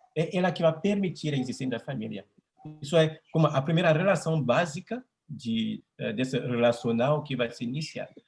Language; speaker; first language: Portuguese; non-native, fluent; French